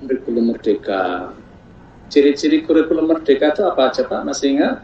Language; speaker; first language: Indonesian; non-native, local second language; Javanese